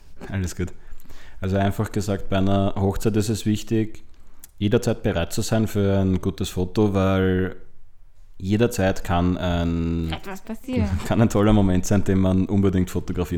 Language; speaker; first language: German; native; German